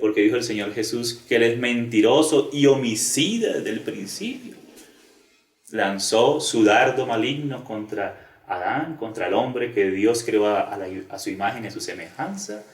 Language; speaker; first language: Spanish; native; Spanish